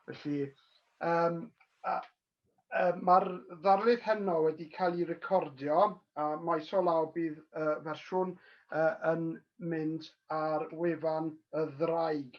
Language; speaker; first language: Welsh; native; Welsh